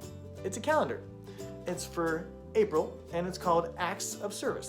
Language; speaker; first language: English; native; English